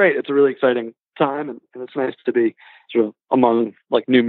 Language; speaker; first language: English; native; English